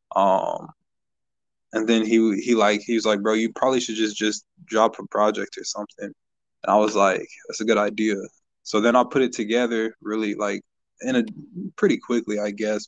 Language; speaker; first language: English; native; English